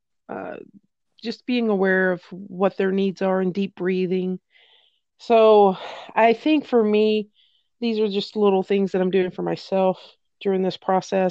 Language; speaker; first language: English; native; English